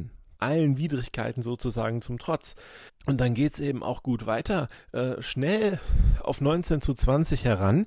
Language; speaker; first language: German; native; German